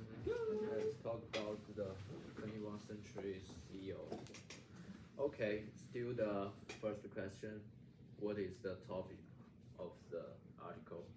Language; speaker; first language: English; non-native, fluent; Chinese